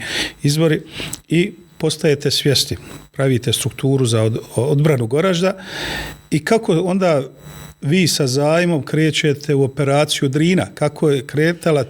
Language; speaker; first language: Bosnian; native; Bosnian